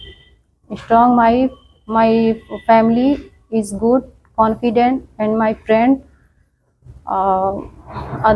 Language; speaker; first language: English; non-native, learner; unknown